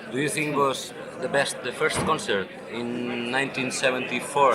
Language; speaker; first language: English; non-native, learner; Spanish